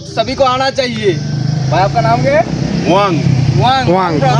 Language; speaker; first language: Hindi; non-native, learner; Bangla